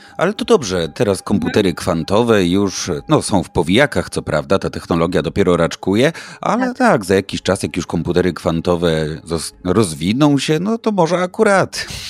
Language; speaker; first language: Polish; native; Polish